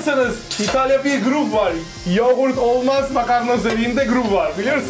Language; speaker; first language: Turkish; non-native, learner; Italian